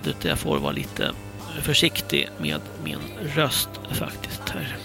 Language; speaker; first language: Swedish; native; Swedish